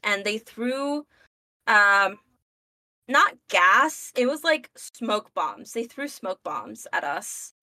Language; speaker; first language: English; early bilingual, other home language; Spanish